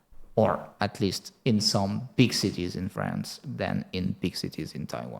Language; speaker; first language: English; non-native, fluent; French